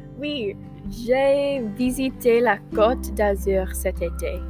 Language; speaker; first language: French; non-native, learner; English